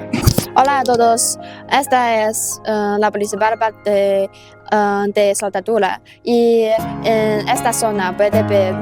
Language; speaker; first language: Spanish; non-native, learner; Chinese